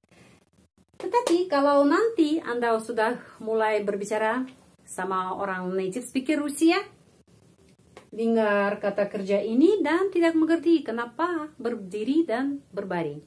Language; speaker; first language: Indonesian; non-native, fluent; Russian